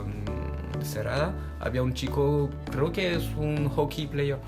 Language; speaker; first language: Spanish; non-native, fluent; French